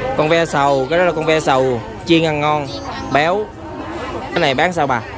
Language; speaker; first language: Vietnamese; native; Vietnamese